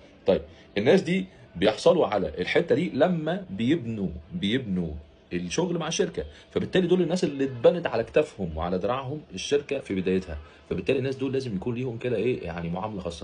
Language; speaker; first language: Arabic; native; Arabic